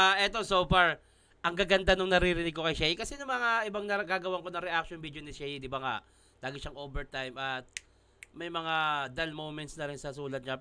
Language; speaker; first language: Filipino; native; Filipino